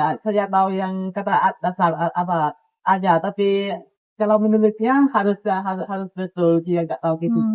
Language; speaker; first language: Indonesian; non-native, learner; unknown